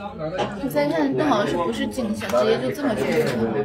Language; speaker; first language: Chinese; native; Chinese